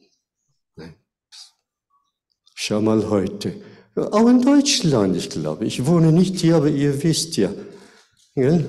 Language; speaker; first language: German; non-native, fluent; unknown